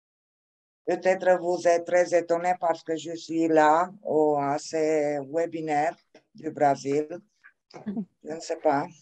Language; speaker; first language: French; non-native, fluent; Romanian